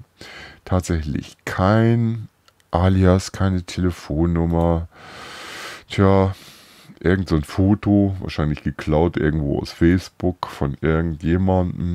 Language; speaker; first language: German; native; German